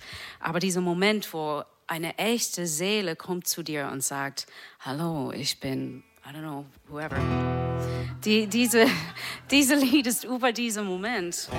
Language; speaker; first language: German; non-native, fluent; English